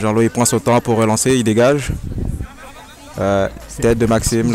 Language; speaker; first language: French; native; French